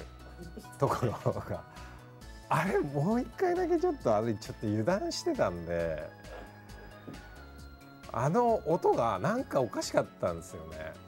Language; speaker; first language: Japanese; native; Japanese